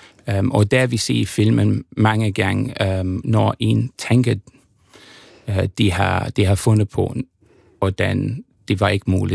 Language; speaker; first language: Danish; non-native, fluent; English